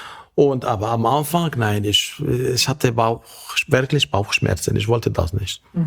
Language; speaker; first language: German; non-native, fluent; Arabic